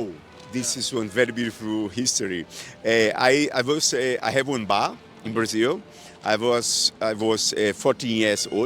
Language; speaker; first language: English; non-native, learner; Portuguese